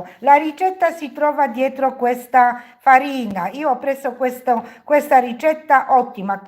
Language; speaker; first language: Italian; non-native, learner; Polish